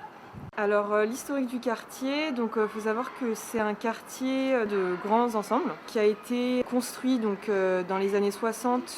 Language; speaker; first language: French; native; French